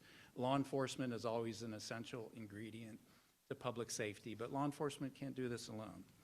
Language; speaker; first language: English; native; English